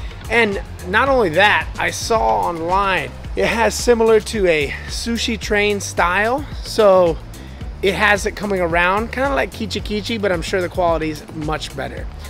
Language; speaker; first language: English; native; English